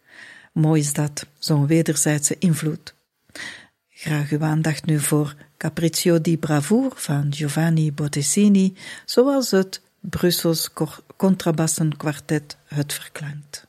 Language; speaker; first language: Dutch; native; Dutch